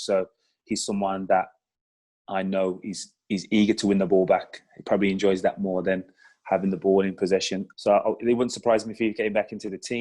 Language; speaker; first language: English; native; English